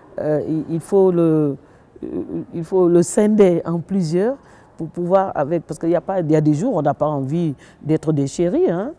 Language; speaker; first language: French; non-native, local second language; Wolof